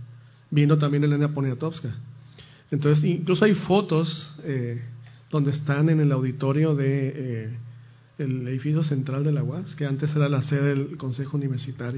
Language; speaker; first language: Spanish; native; Spanish